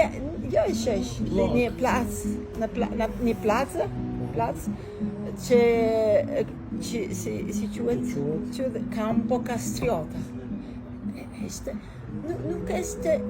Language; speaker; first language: Albanian; non-native, learner; Italian